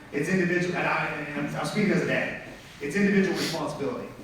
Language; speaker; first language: English; native; English